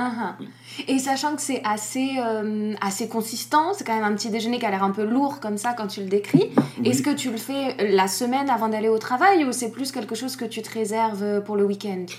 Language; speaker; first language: French; native; French